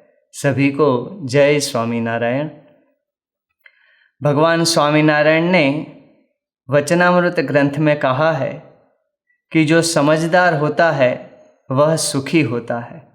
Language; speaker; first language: Hindi; native; Hindi